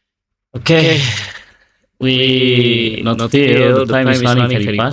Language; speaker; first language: English; non-native, learner; Indonesian